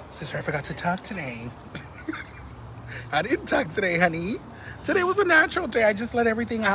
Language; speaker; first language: English; early bilingual, other home language; Spanish